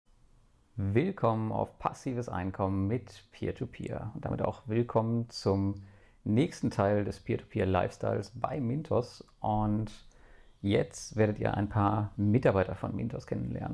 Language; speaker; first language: German; native; German